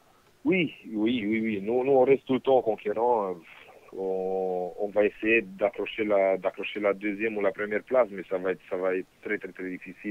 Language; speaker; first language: French; non-native, fluent; Romanian